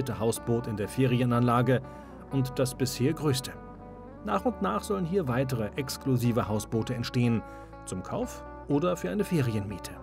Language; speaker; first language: German; native; German